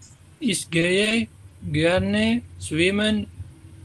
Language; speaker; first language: German; non-native, learner; Indonesian